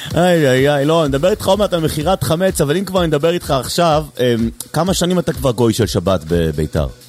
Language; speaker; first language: Hebrew; native; Hebrew